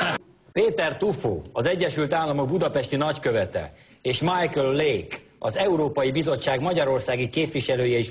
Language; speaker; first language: Hungarian; native; Hungarian